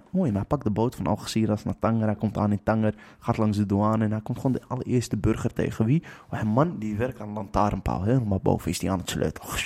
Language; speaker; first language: Dutch; native; Dutch